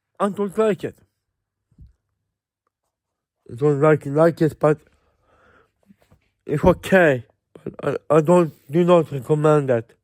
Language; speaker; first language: English; non-native, fluent; Swedish